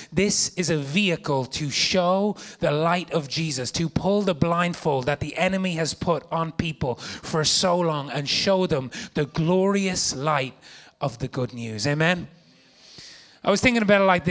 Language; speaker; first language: English; native; English